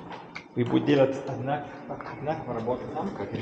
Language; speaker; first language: Russian; non-native, learner; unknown